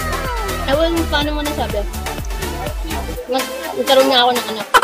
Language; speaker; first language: Filipino; native; Filipino